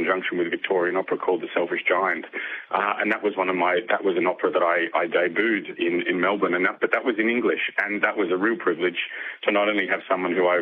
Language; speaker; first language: English; native; English